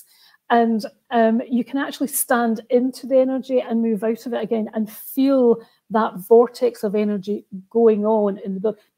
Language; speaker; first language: English; native; English